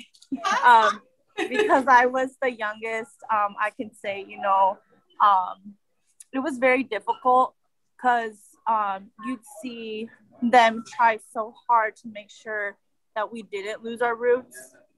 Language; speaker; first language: English; early bilingual, other home language; Spanish